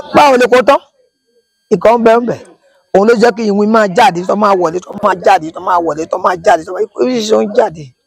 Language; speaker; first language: Yoruba; native; Yoruba